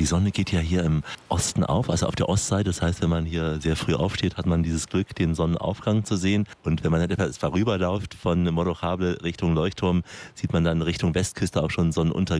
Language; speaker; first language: German; native; German